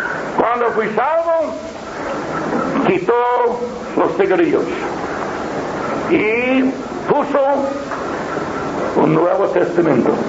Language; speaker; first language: Spanish; non-native, learner; English